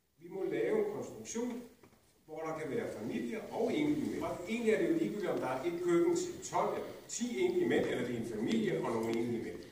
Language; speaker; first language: Danish; native; Danish